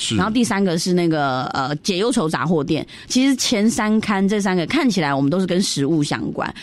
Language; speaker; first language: Chinese; early bilingual, other home language; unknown